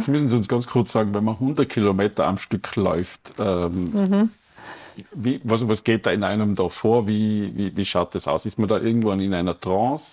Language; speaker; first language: German; native; German